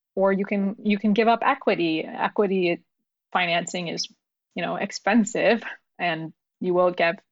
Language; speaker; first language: English; early bilingual, other home language; Urdu